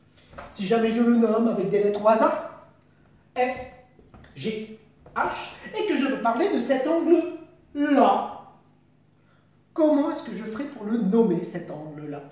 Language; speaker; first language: French; native; French